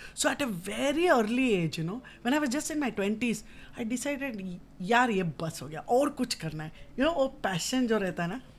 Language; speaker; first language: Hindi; non-native, local second language; Kannada